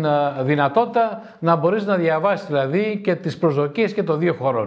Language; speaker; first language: Greek; native; Greek